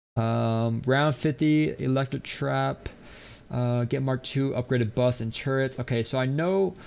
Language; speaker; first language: English; native; English